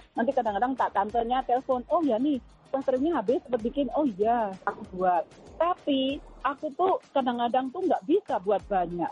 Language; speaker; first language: Indonesian; native; Indonesian